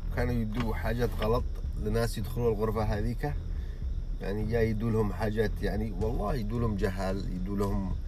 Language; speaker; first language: Arabic; early bilingual, heritage; Arabic